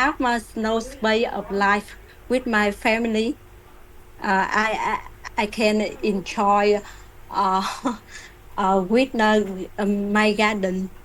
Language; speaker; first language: English; non-native, learner; Vietnamese